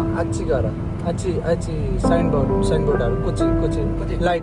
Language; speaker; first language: Japanese; non-native, learner; Nepali